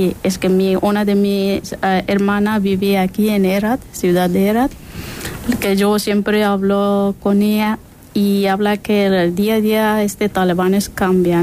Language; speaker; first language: Spanish; non-native, learner; Persian